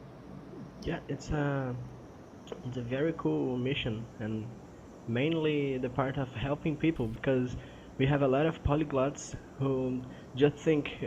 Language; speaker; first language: English; non-native, fluent; Portuguese